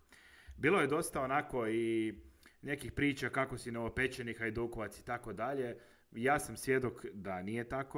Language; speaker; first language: Croatian; native; Croatian